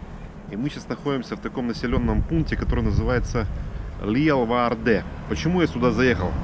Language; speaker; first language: Russian; native; Russian